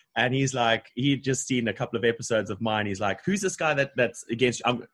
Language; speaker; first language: English; native; English